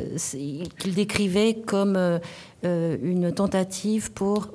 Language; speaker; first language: French; native; French